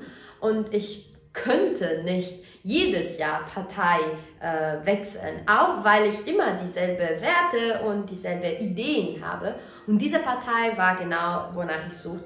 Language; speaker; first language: German; non-native, fluent; Italian